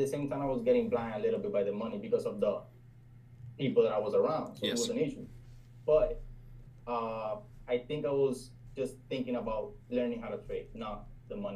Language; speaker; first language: English; non-native, fluent; Spanish